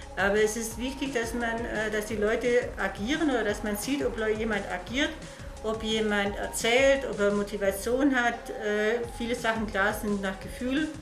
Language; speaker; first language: German; non-native, fluent; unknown